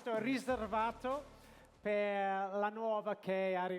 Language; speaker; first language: Italian; non-native, fluent; English